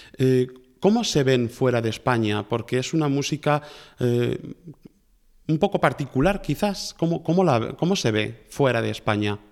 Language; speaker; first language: Spanish; native; Spanish